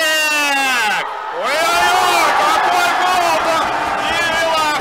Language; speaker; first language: Russian; native; Russian